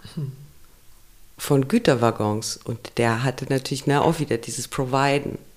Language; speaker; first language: German; early bilingual, other home language; Romanian